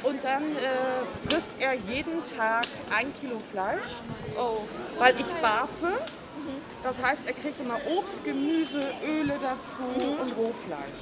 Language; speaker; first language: German; native; German